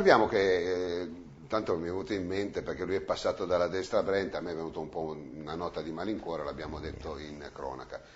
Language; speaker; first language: Italian; native; Italian